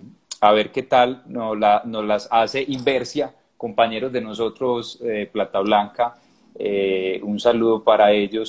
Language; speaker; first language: Spanish; native; Spanish